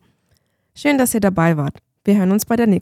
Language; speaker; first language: German; native; German